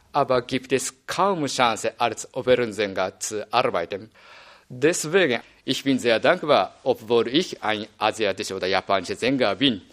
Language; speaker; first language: German; non-native, learner; Japanese